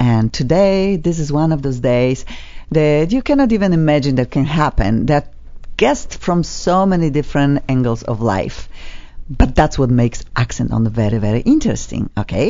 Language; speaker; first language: English; non-native, fluent; Polish